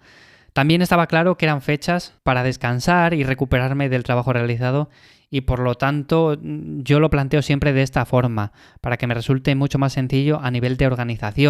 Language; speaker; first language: Spanish; native; Spanish